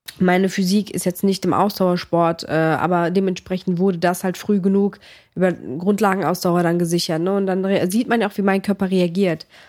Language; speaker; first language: German; early bilingual, other home language; Greek